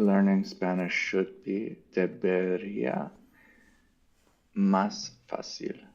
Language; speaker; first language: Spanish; non-native, learner; English